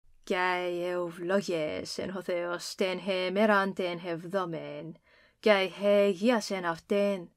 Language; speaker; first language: Greek; non-native, fluent; English